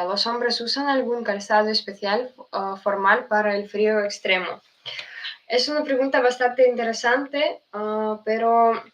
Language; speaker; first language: Spanish; non-native, fluent; Russian